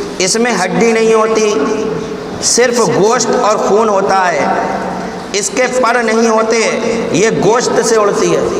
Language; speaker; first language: Urdu; native; Urdu